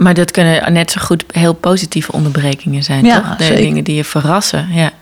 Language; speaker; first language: Dutch; native; Dutch